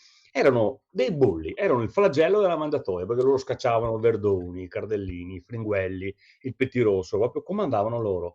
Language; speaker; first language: Italian; native; Italian